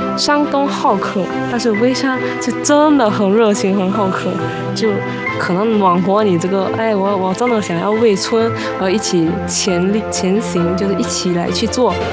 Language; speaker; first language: Chinese; non-native, local second language; English